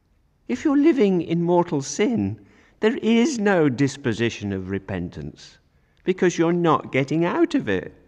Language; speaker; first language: English; native; English